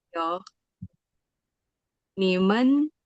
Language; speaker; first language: Chinese; non-native, learner; Indonesian